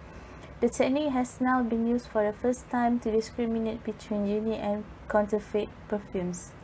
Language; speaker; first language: English; non-native, fluent; Malay